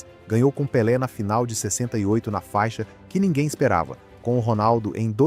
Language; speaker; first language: Portuguese; native; Portuguese